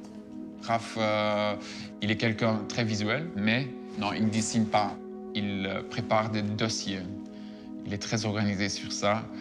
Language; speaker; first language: French; non-native, fluent; Dutch